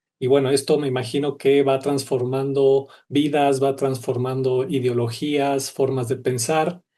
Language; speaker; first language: Spanish; native; Spanish